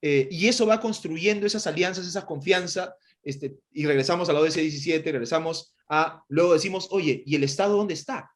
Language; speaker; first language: Spanish; native; Spanish